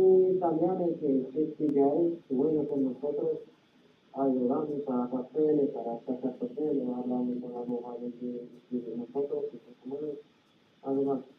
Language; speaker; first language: Spanish; non-native, learner; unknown